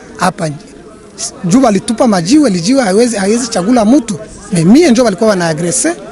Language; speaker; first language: Swahili; non-native, local second language; Kinyarwanda